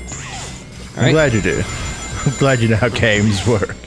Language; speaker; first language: English; native; English